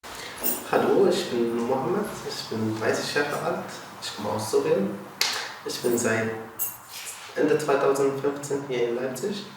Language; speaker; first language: German; non-native, learner; Arabic